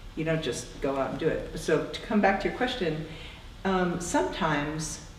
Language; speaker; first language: English; native; English